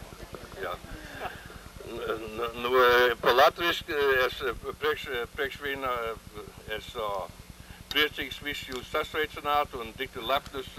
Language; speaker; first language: Latvian; early bilingual, heritage; Latvian